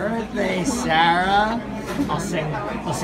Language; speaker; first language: English; native; English